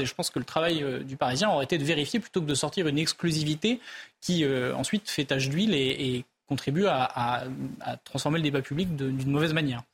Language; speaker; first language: French; native; French